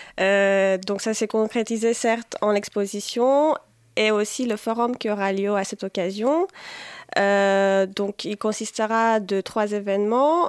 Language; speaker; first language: French; non-native, fluent; Polish